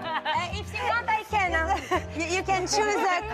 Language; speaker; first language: English; non-native, learner; French